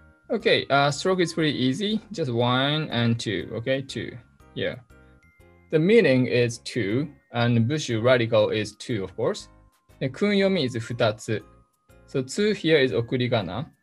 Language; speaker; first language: English; non-native, fluent; Japanese